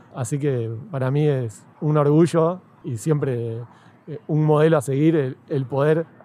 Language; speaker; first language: Spanish; native; Spanish